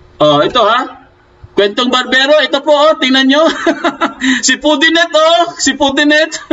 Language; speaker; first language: Filipino; non-native, local second language; Cebuano